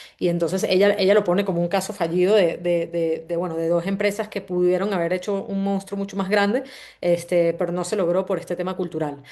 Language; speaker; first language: Spanish; native; Spanish